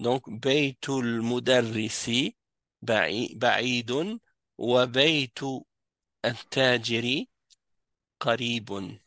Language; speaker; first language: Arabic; non-native, fluent; French